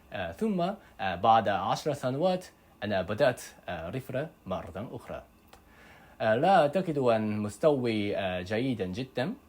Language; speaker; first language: Arabic; non-native, learner; Japanese